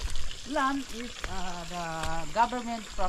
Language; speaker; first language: English; non-native, learner; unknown